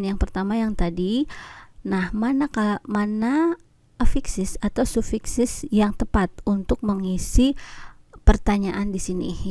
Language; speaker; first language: Indonesian; native; Indonesian